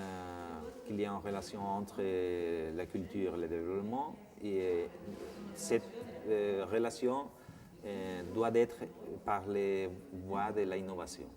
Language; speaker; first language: French; non-native, fluent; Spanish